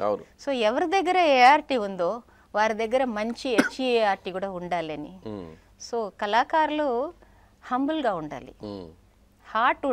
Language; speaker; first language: Telugu; non-native, local second language; Tamil